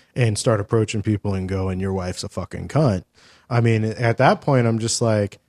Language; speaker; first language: English; early bilingual, other home language; Spanish